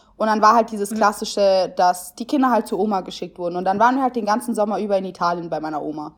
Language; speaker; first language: German; early bilingual, other home language; Italian